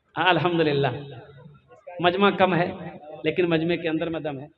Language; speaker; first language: Hindi; non-native, local second language; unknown